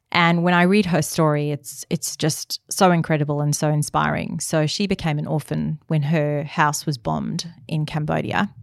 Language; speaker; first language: English; native; English